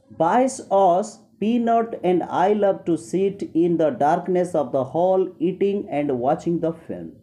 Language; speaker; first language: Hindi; non-native, local second language; Gujarati